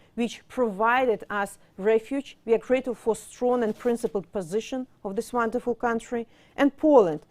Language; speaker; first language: English; non-native, fluent; Russian